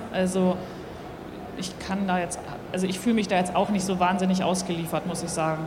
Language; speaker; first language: German; native; German